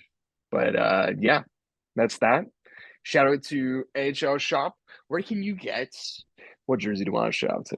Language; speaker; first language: English; native; English